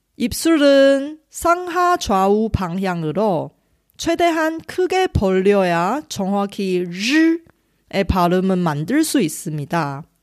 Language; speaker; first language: Korean; non-native, fluent; Chinese